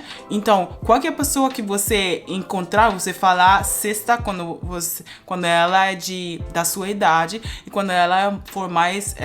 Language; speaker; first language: Portuguese; non-native, fluent; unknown